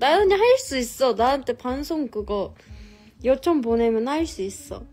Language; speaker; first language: Korean; non-native, local second language; Japanese